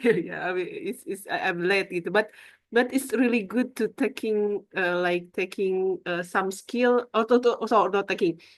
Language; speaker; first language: English; non-native, learner; Indonesian